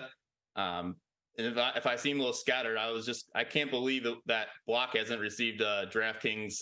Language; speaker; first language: English; native; English